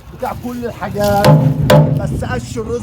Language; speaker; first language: Arabic; native; Arabic